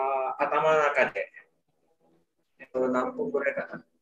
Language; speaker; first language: Japanese; non-native, learner; Indonesian